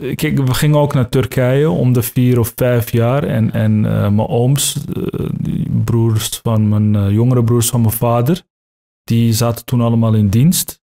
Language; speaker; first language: Dutch; early bilingual, other home language; Turkish